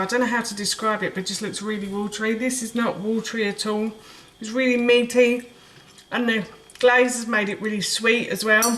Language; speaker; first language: English; native; English